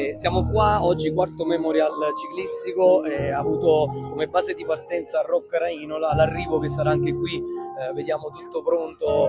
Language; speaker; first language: Italian; native; Italian